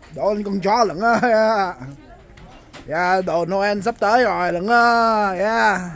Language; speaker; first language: Vietnamese; early bilingual, heritage; Vietnamese